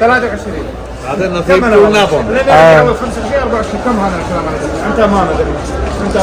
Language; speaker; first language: Arabic; non-native, learner; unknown